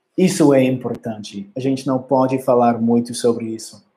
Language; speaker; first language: Portuguese; non-native, learner; English